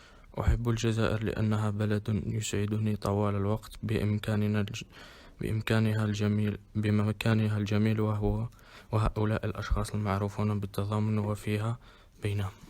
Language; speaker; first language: Arabic; native; Arabic